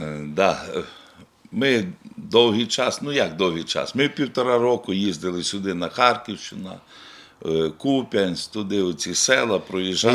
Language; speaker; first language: Ukrainian; native; Ukrainian